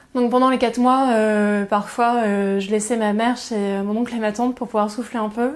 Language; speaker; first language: French; native; French